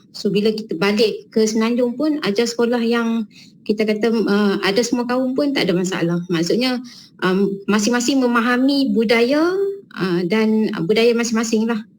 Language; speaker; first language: Malay; native; Malay